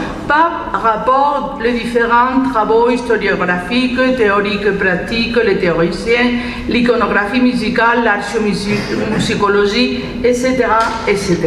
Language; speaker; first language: French; non-native, fluent; Spanish